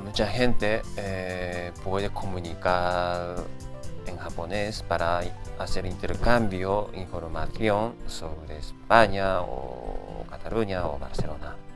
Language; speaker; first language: Spanish; non-native, fluent; Japanese